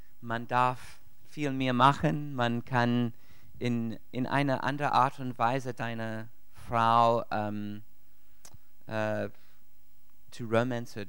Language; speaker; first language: German; non-native, learner; English